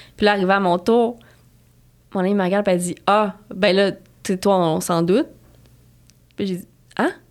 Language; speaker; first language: French; native; French